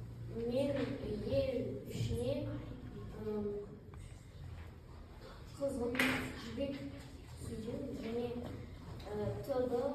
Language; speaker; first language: Kazakh; non-native, local second language; Russian